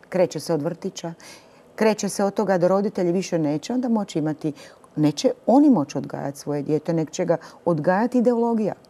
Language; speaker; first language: Serbian; native; Serbian